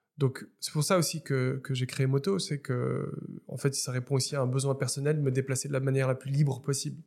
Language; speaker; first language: French; non-native, local second language; Arabic